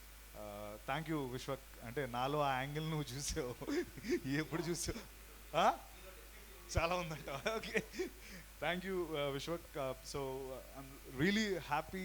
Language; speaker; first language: Telugu; native; Telugu